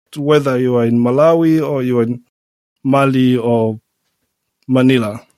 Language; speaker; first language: English; non-native, local second language; Nyanja